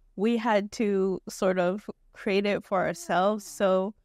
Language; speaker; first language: English; native; English